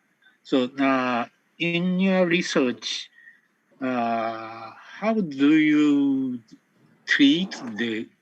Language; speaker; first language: English; non-native, fluent; Japanese